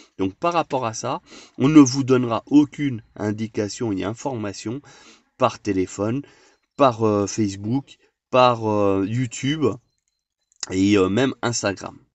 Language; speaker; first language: French; native; French